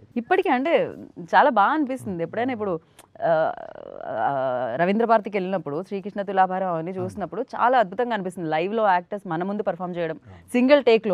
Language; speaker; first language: Telugu; native; Telugu